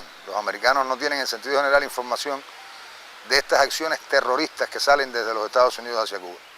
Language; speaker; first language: Spanish; native; Spanish